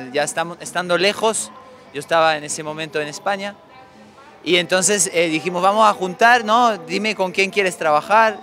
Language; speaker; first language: Spanish; non-native, fluent; French